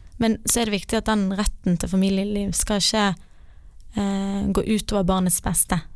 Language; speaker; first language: Norwegian; native; Norwegian